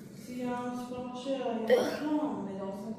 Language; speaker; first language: French; native; French